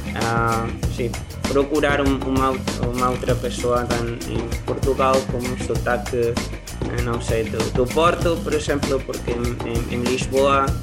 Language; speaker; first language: Portuguese; non-native, learner; Spanish